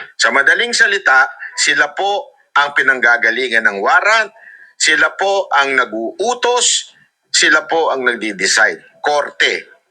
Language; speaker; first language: Filipino; native; Filipino